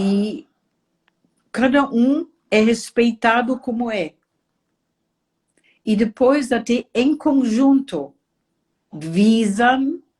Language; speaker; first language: Portuguese; non-native, fluent; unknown